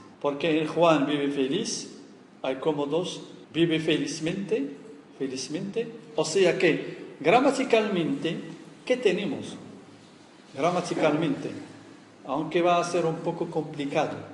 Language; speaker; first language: Spanish; non-native, fluent; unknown